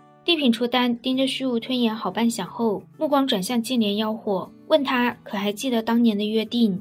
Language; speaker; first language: Chinese; native; Chinese